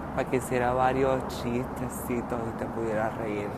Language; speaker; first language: Spanish; early bilingual, other home language; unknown